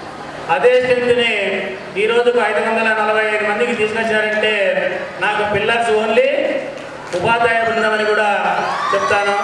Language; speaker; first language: Telugu; native; Telugu